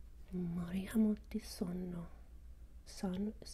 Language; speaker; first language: Italian; non-native, learner; English